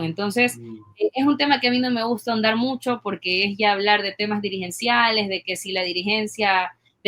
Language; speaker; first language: Spanish; native; Spanish